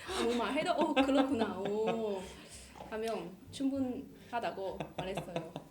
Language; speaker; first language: Korean; non-native, learner; Chinese